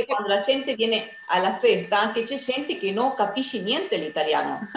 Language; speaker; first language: Italian; non-native, fluent; Spanish